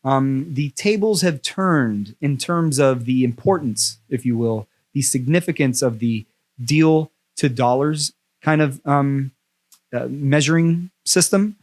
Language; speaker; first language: English; native; English